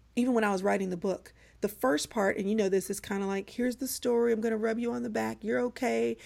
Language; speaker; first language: English; native; English